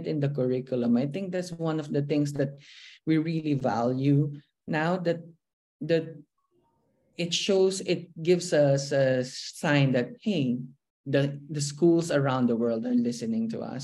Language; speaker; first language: English; non-native, local second language; Filipino